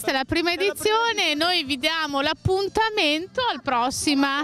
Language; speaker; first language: Italian; native; Italian